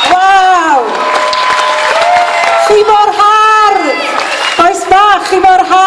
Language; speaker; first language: Welsh; native; Welsh